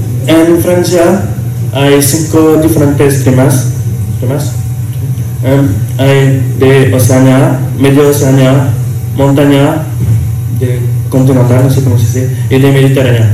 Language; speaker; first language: Spanish; non-native, learner; French